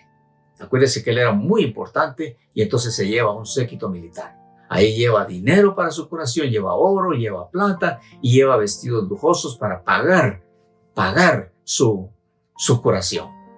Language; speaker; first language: Spanish; native; Spanish